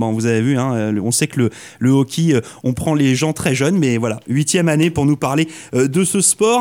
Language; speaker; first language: French; native; French